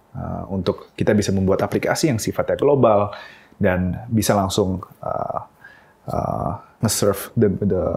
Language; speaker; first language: Indonesian; native; Indonesian